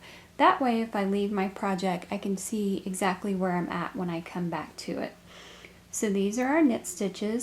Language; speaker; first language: English; native; English